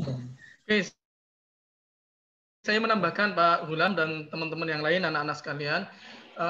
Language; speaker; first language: Indonesian; native; Indonesian